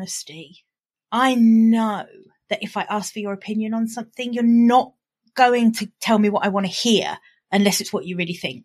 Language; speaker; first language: English; native; English